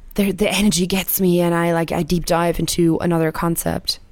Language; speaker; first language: English; non-native, fluent; German